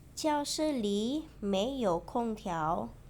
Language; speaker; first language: Chinese; non-native, fluent; Indonesian